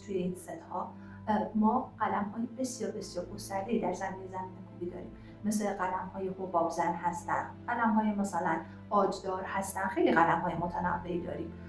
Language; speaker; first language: Persian; native; Persian